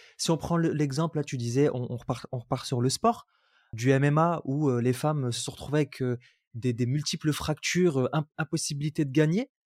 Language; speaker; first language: French; non-native, local second language; Arabic